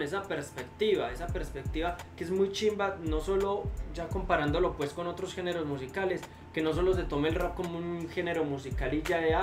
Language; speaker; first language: Spanish; native; Spanish